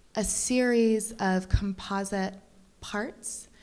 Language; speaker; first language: English; native; English